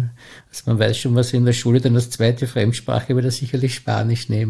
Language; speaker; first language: German; native; German